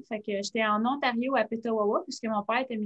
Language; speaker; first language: French; native; French